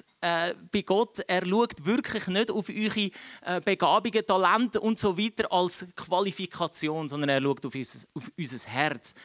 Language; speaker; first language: German; early bilingual, other home language; Czech